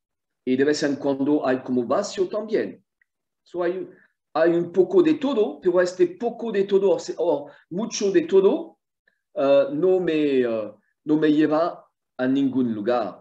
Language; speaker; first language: Spanish; non-native, fluent; French